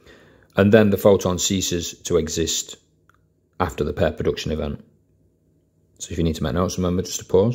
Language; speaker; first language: English; native; English